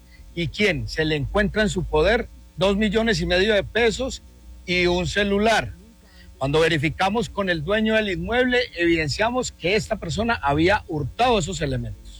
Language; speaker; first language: Spanish; native; Spanish